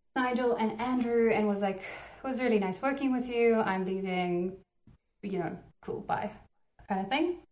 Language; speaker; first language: English; native; English